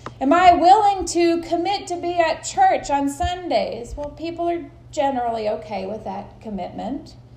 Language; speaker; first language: English; native; English